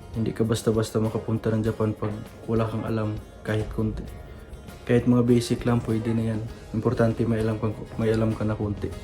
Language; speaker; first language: Filipino; native; Filipino